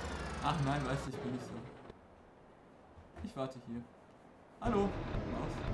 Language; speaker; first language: German; native; German